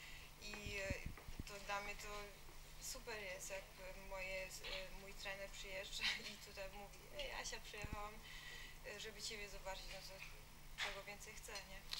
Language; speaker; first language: Polish; early bilingual, heritage; Polish